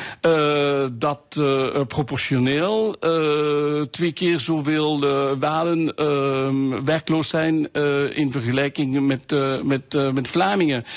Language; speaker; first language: Dutch; non-native, local second language; French